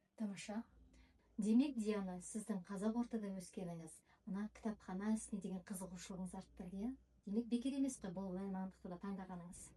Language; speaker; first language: Kazakh; native; Kazakh